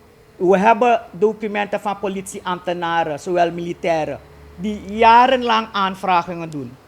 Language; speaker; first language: Dutch; native; Dutch